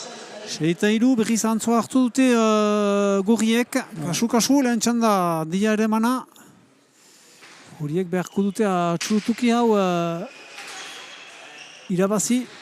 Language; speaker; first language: Basque; native; Basque